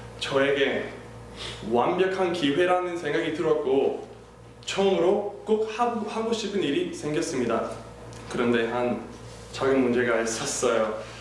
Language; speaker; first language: Korean; non-native, fluent; English